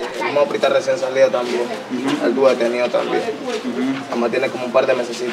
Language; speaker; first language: Spanish; native; Spanish